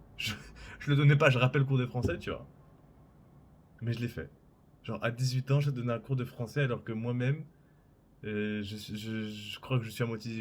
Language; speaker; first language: French; native; French